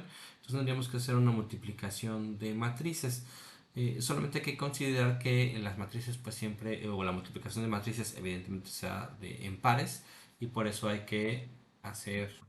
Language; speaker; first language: Spanish; native; Spanish